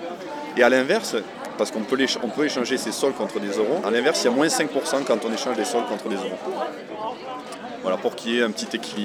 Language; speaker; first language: French; native; French